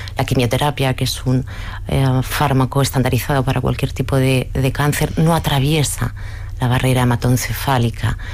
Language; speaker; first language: Spanish; native; Spanish